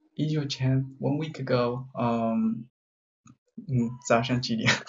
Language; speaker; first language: Chinese; non-native, learner; Japanese